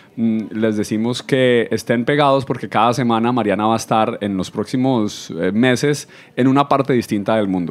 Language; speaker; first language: Spanish; native; Spanish